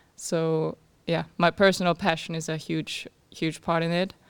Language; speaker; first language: English; non-native, fluent; German